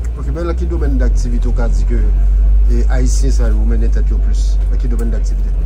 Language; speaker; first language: French; non-native, local second language; Haitian Creole